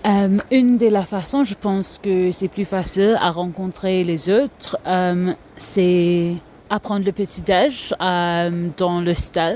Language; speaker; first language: French; non-native, local second language; Morisyen